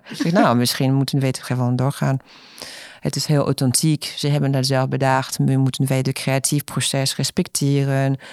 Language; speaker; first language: Dutch; non-native, fluent; French